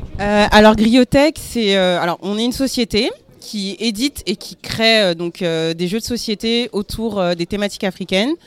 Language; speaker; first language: French; early bilingual, other home language; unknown